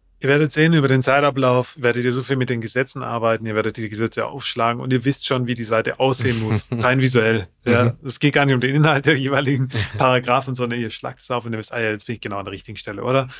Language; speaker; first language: German; native; German